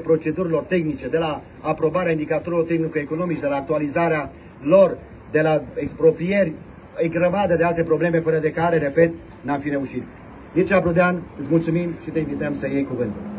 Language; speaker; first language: Romanian; native; Romanian